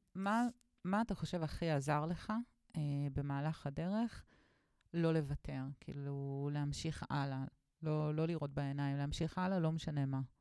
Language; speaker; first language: Hebrew; native; Hebrew